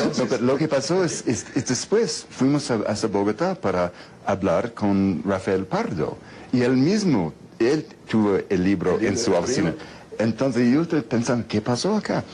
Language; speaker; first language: Spanish; non-native, fluent; English